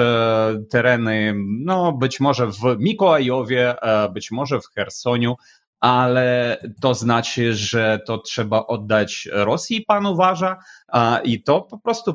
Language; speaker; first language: Polish; non-native, fluent; Ukrainian